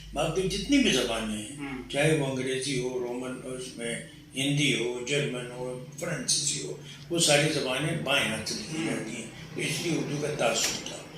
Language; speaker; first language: Urdu; native; Urdu